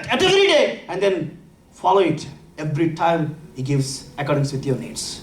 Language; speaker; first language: English; non-native, local second language; Telugu